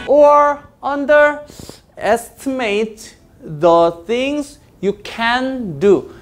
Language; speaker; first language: English; non-native, fluent; Korean